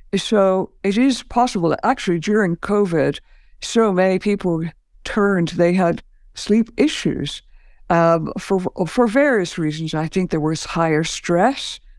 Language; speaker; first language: English; native; English